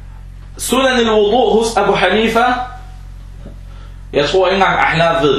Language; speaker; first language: Danish; non-native, fluent; Arabic